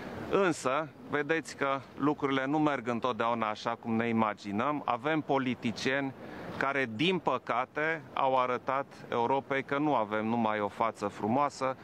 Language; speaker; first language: Romanian; non-native, local second language; German